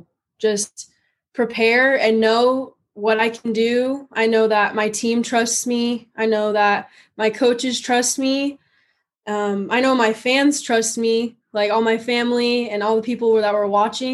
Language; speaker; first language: English; native; English